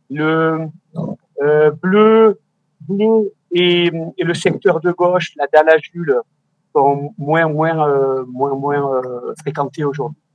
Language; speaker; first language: French; native; French